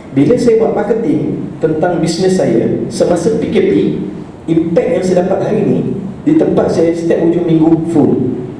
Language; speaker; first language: Malay; native; Malay